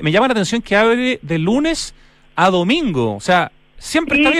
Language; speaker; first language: Spanish; native; Spanish